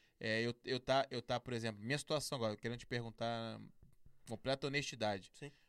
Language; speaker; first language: Portuguese; native; Portuguese